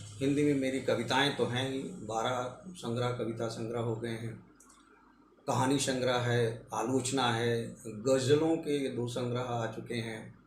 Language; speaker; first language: Hindi; native; Hindi